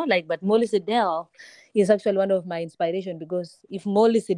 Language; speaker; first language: English; non-native, local second language; Kalenjin